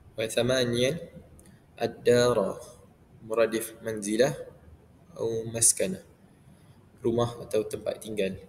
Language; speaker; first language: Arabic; non-native, learner; Malay